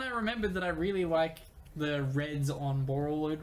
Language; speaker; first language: English; native; English